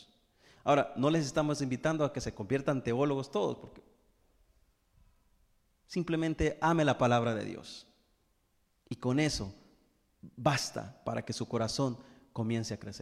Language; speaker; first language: Spanish; native; Spanish